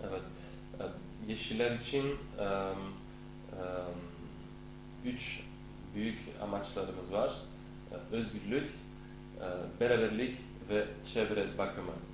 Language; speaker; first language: Turkish; non-native, learner; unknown